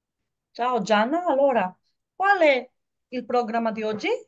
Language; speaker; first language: Italian; non-native, learner; Greek